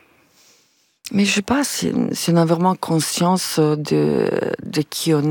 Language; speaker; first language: French; non-native, fluent; Italian